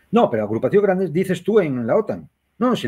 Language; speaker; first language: Spanish; native; Spanish